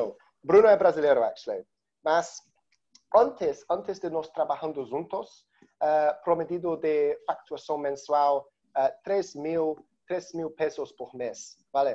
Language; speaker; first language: Spanish; non-native, learner; Portuguese